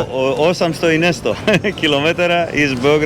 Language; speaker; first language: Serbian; non-native, learner; Greek